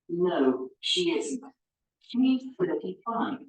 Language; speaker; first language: English; non-native, learner; Spanish